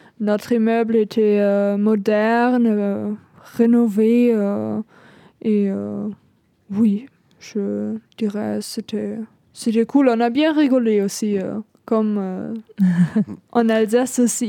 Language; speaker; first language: French; non-native, fluent; German